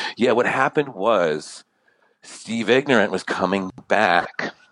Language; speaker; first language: English; native; English